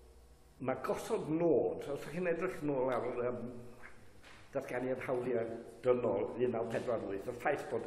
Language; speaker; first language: Welsh; native; Welsh